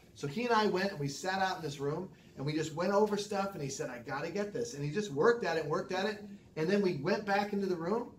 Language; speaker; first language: English; native; English